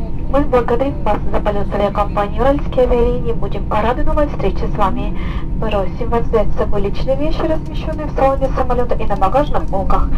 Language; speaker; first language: Russian; native; Russian